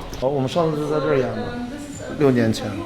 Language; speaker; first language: Chinese; native; Chinese